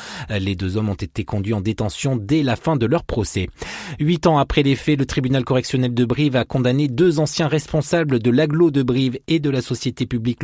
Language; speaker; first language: French; native; French